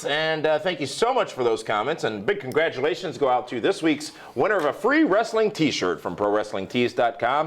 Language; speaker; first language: English; native; English